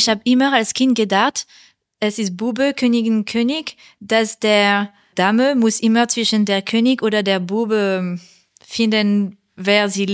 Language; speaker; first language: German; non-native, learner; French